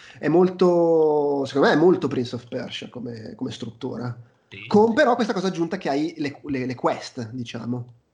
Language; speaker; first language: Italian; native; Italian